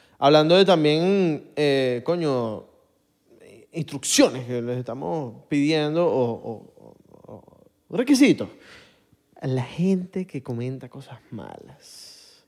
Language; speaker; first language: Spanish; native; Spanish